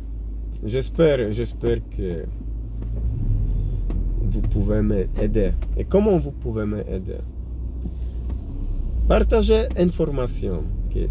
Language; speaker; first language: French; non-native, learner; Polish